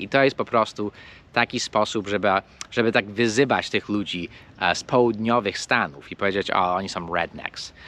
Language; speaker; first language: Polish; non-native, fluent; English